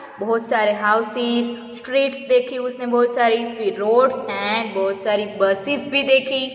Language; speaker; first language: Hindi; non-native, local second language; Gujarati